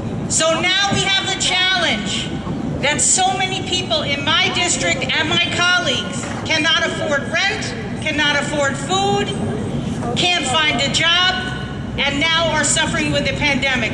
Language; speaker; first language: English; native; English